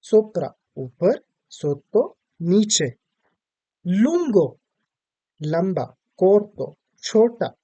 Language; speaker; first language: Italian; non-native, learner; Urdu